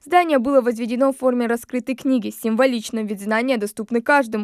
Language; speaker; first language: Russian; native; Russian